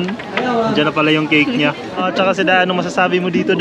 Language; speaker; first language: Filipino; native; Filipino